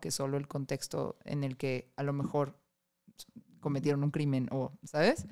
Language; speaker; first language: Spanish; native; Spanish